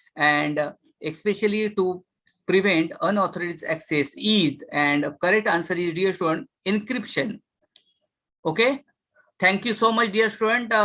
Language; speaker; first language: English; non-native, local second language; Marathi